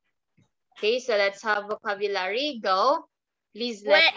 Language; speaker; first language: English; non-native, fluent; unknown